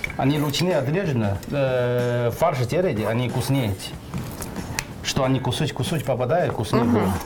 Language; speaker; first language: Russian; non-native, learner; Chinese